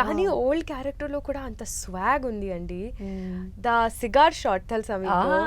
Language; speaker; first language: Telugu; non-native, learner; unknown